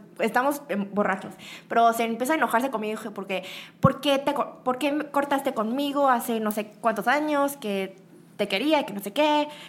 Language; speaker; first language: Spanish; early bilingual, other home language; Korean